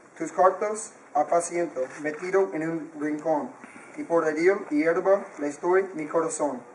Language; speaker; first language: Spanish; non-native, learner; English